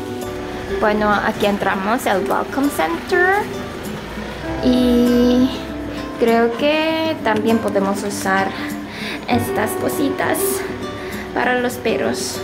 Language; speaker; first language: Spanish; non-native, fluent; Korean